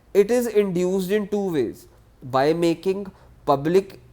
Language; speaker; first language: English; non-native, local second language; Punjabi